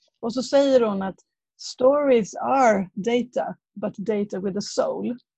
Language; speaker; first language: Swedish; native; Swedish